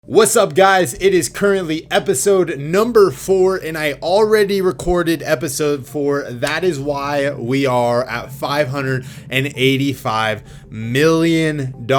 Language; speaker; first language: English; native; English